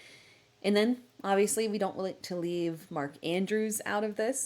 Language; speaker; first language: English; native; English